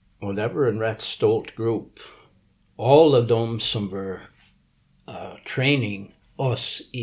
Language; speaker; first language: Swedish; early bilingual, heritage; English